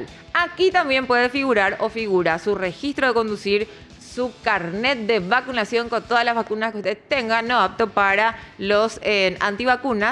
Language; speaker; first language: Spanish; native; Spanish